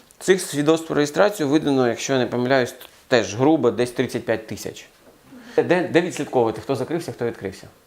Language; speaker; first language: Ukrainian; non-native, local second language; Russian